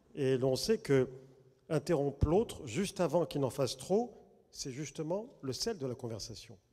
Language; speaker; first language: French; native; French